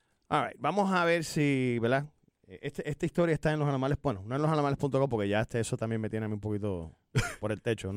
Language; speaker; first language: Spanish; native; Spanish